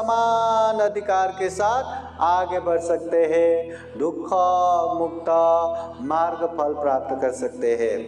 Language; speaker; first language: Hindi; non-native, local second language; Marathi